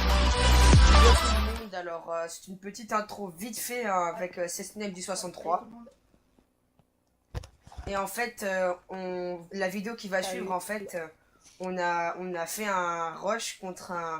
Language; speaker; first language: French; native; French